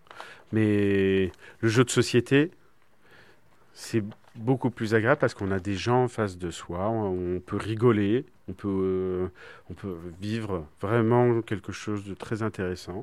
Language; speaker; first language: French; native; French